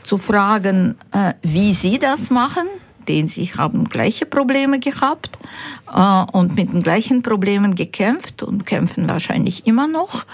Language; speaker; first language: German; non-native, fluent; Ukrainian